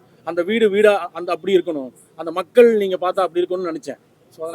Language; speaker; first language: Tamil; native; Tamil